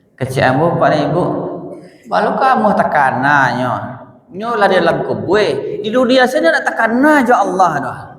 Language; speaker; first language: Malay; non-native, local second language; Minangkabau